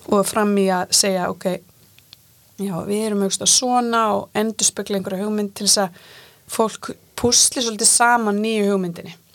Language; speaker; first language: Icelandic; native; Icelandic